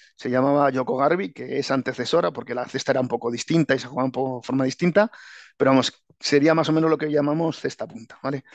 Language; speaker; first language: Spanish; native; Spanish